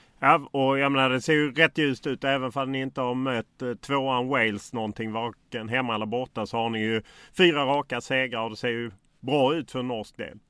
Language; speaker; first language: Swedish; native; Swedish